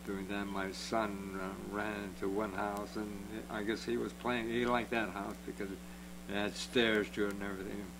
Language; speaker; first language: English; native; English